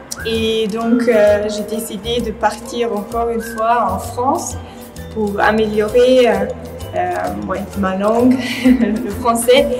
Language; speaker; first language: French; non-native, fluent; German